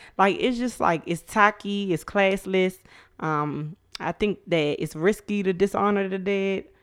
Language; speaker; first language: English; native; English